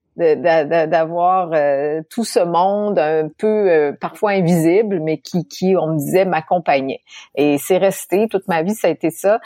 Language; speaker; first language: French; native; French